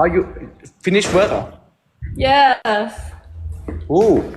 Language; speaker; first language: English; non-native, learner; Thai